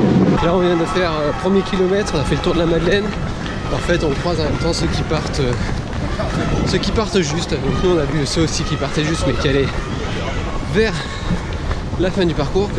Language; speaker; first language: French; native; French